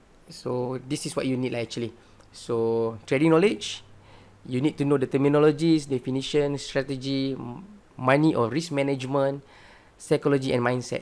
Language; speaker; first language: English; non-native, local second language; Malay